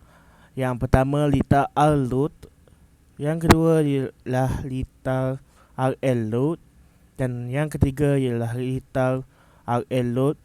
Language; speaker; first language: Malay; native; Malay